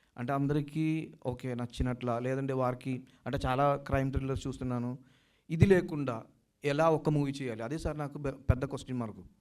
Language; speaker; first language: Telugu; non-native, learner; Malayalam